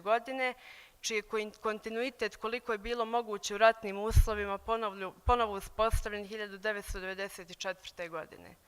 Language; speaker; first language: Bosnian; native; Bosnian